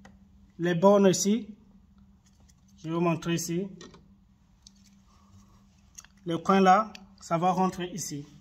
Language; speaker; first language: French; non-native, local second language; Arabic